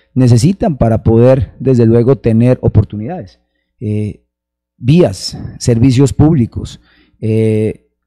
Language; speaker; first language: Spanish; native; Spanish